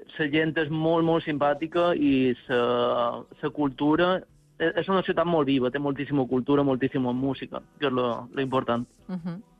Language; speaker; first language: Catalan; native; Catalan